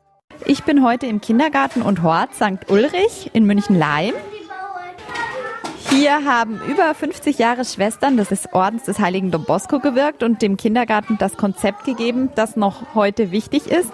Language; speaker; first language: German; native; German